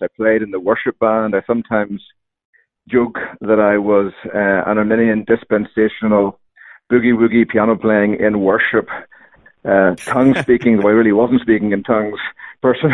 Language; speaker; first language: English; native; English